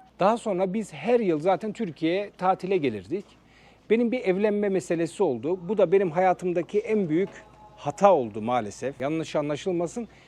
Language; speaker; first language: Turkish; early bilingual, heritage; Turkish